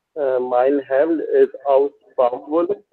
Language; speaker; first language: German; non-native, learner; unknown